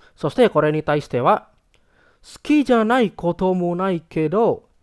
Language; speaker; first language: Japanese; non-native, fluent; Indonesian